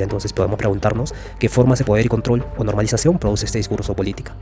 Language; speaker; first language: Spanish; native; Spanish